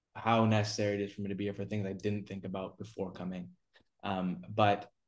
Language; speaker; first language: English; native; English